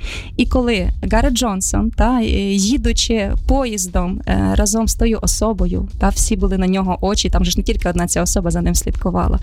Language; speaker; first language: Ukrainian; native; Ukrainian